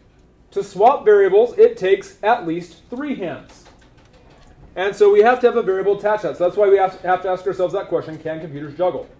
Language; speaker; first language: English; native; English